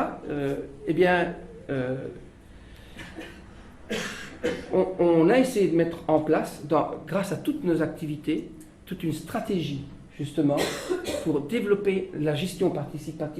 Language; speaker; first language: French; native; French